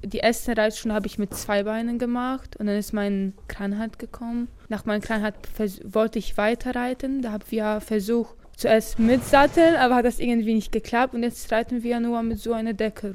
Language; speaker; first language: German; non-native, fluent; Polish